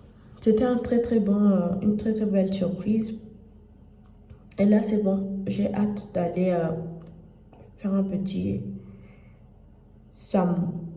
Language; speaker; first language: French; non-native, fluent; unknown